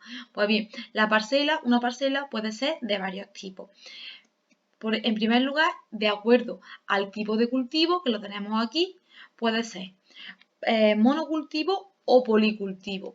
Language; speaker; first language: Spanish; native; Spanish